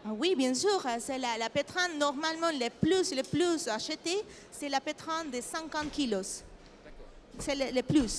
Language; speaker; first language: French; non-native, learner; Spanish